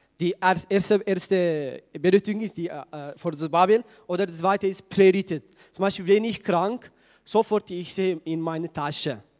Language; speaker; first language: German; non-native, learner; Tigrinya